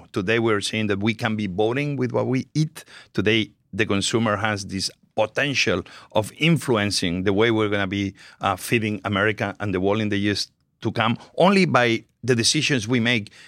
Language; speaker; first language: English; non-native, fluent; Spanish